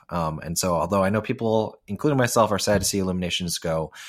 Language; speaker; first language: English; non-native, local second language; Cantonese